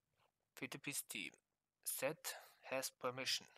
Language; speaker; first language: German; native; German